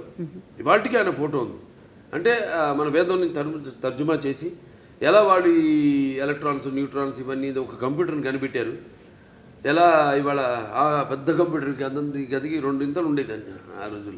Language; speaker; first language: Telugu; native; Telugu